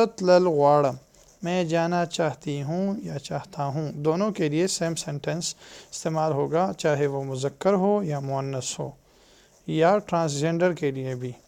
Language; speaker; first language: Urdu; non-native, local second language; Pashto